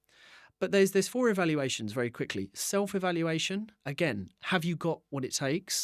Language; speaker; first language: English; native; English